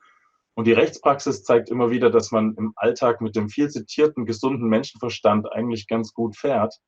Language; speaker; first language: German; native; German